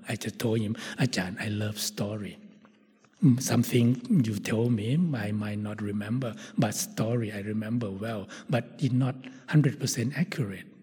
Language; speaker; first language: English; non-native, fluent; Thai